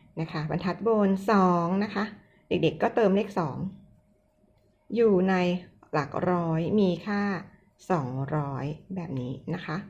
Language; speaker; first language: Thai; native; Thai